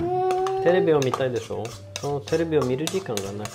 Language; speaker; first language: Japanese; non-native, learner; Swedish